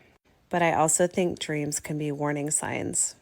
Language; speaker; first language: English; native; English